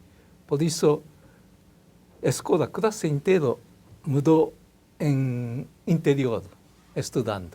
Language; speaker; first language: Portuguese; non-native, learner; Japanese